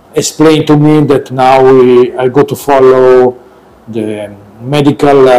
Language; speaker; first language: English; non-native, learner; Italian